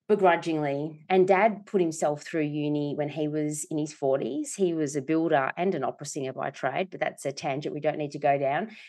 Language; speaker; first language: English; native; English